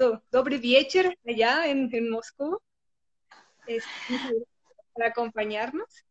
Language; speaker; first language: Spanish; native; Spanish